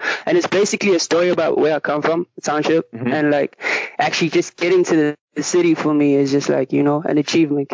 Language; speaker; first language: English; non-native, local second language; Zulu